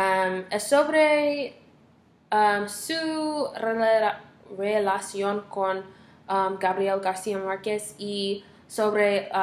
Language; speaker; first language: Spanish; non-native, learner; English